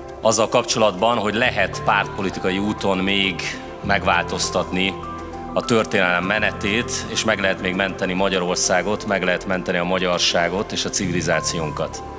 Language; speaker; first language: Hungarian; native; Hungarian